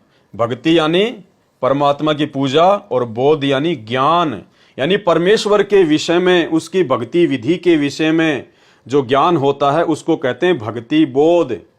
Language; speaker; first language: Hindi; native; Hindi